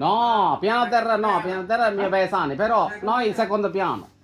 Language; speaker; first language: Italian; non-native, learner; Tamil